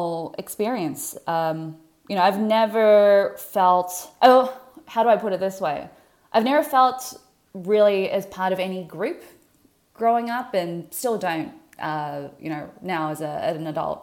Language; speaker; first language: English; native; English